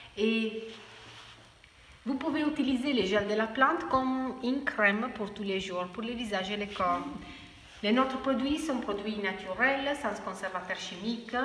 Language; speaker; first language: French; non-native, fluent; Spanish